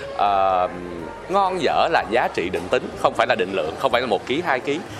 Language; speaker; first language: Vietnamese; native; Vietnamese